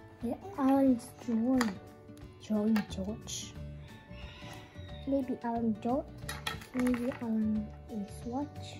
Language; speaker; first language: English; early bilingual, other home language; Indonesian